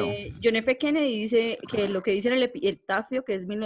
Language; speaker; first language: Spanish; native; Spanish